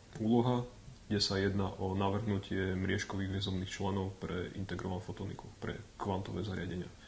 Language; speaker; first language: Slovak; native; Slovak